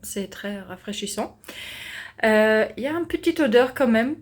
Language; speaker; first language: French; non-native, fluent; German